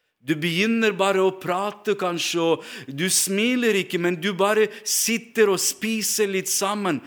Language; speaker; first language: Norwegian; non-native, fluent; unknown